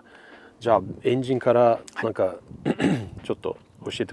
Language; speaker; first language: Japanese; non-native, fluent; English